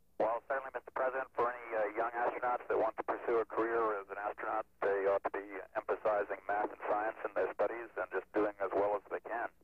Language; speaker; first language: English; native; English